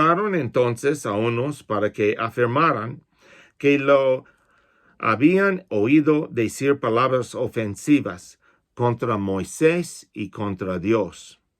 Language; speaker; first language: Spanish; non-native, fluent; English